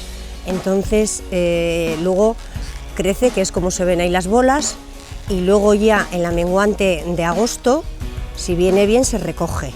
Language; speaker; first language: Spanish; native; Spanish